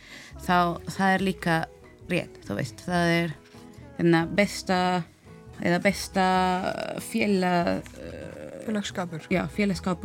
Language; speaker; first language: Icelandic; non-native, learner; Spanish